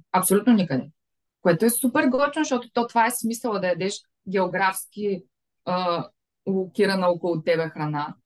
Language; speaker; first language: Bulgarian; native; Bulgarian